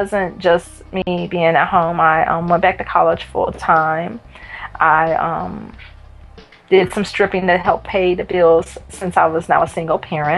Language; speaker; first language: English; native; English